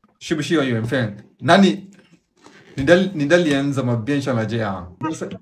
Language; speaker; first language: Chinese; non-native, fluent; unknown